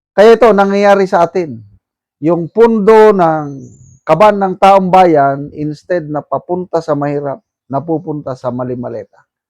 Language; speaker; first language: Filipino; non-native, local second language; Iloko